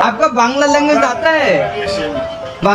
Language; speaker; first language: Hindi; non-native, learner; Bangla